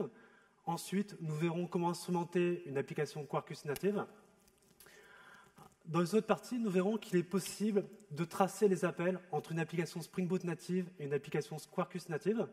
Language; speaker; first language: French; native; French